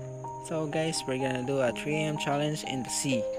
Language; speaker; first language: English; non-native, learner; Cebuano